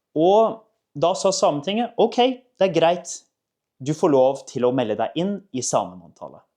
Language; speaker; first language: Norwegian; native; Norwegian